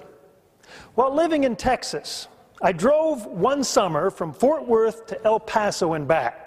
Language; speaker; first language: English; native; English